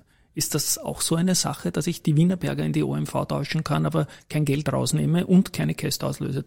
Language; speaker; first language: German; native; German